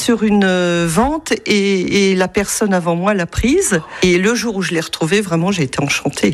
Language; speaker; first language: French; native; French